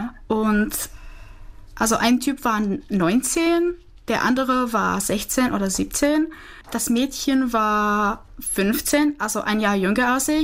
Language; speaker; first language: German; non-native, fluent; Czech